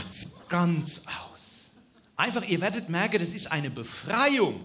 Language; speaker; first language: German; native; German